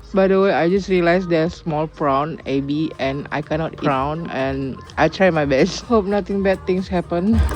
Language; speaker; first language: English; non-native, learner; Indonesian